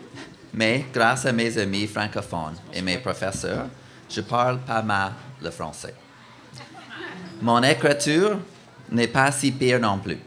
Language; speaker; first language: French; non-native, local second language; English